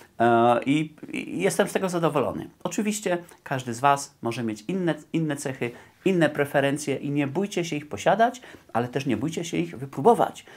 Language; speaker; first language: Polish; native; Polish